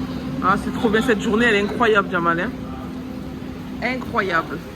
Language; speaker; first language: French; native; French